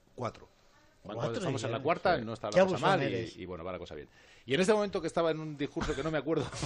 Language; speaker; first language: Spanish; native; Spanish